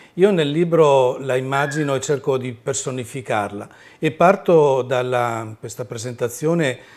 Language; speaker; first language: Italian; native; Italian